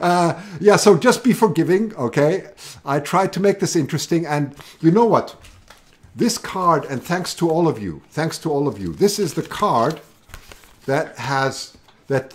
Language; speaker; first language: English; native; English